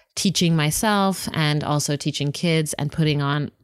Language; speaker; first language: English; native; English